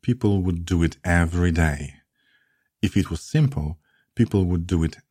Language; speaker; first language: English; non-native, fluent; Polish